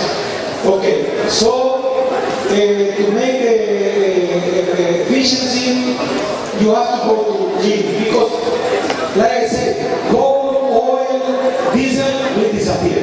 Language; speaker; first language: English; non-native, fluent; Spanish